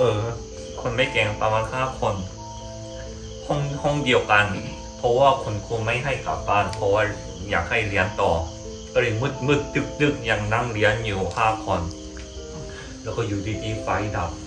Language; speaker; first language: Thai; non-native, fluent; Korean